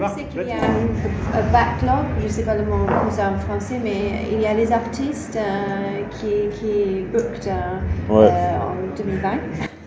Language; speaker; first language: French; non-native, fluent; English